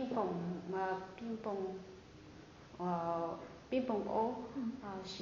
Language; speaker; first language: Japanese; non-native, learner; Vietnamese